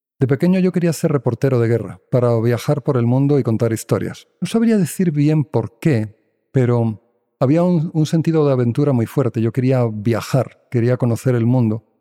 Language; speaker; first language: Spanish; native; Spanish